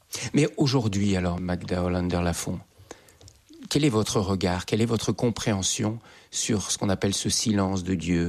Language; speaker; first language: French; native; French